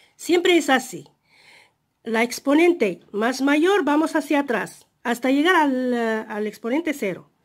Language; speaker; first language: Spanish; non-native, fluent; Arabic